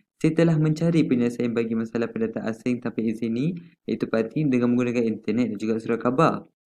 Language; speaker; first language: Malay; non-native, local second language; Tamil